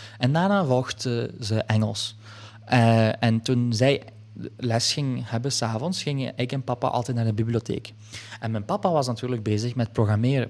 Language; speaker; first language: Dutch; early bilingual, other home language; Polish